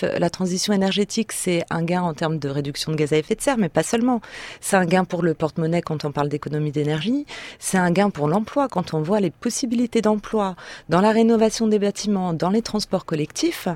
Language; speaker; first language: French; native; French